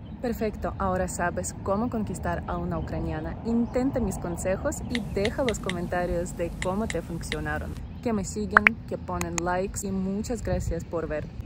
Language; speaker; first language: Spanish; non-native, fluent; Ukrainian